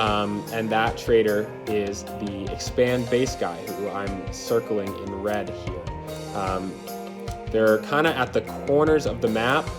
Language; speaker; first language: English; native; English